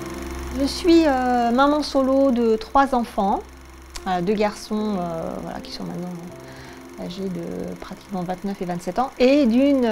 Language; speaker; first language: French; native; French